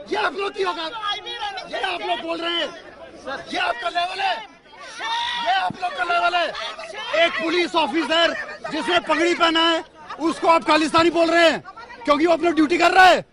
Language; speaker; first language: Hindi; non-native, local second language; Punjabi